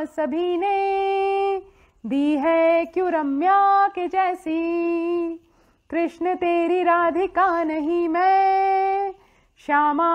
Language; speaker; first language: Hindi; native; Hindi